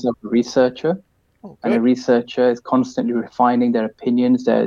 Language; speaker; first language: English; native; English